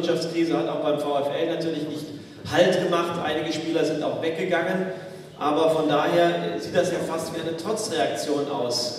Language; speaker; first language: German; native; German